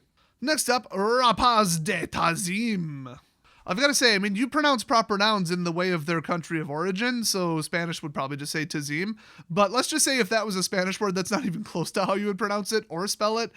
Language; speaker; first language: English; native; English